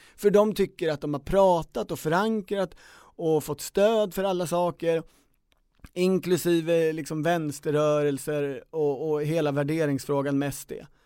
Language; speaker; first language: Swedish; native; Swedish